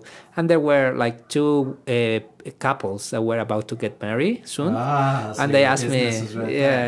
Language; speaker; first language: English; non-native, fluent; Spanish